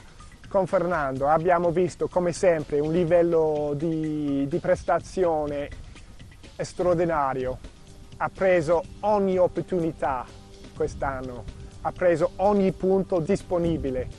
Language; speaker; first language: Italian; non-native, fluent; English